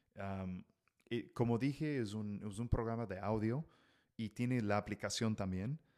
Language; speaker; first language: Spanish; non-native, fluent; English